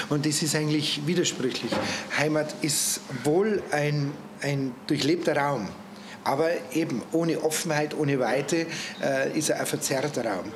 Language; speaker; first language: German; native; German